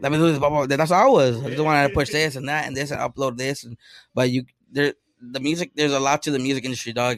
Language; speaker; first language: English; early bilingual, other home language; Spanish